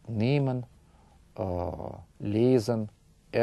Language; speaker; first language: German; non-native, fluent; Russian